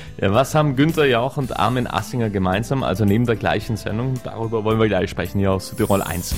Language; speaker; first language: German; native; German